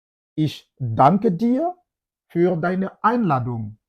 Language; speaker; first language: German; non-native, fluent; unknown